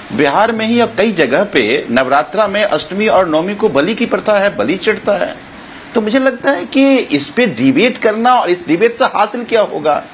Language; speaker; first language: Hindi; native; Hindi